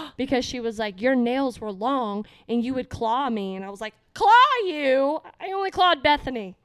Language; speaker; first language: English; native; English